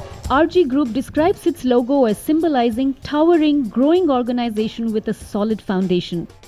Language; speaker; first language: English; non-native, local second language; Hindi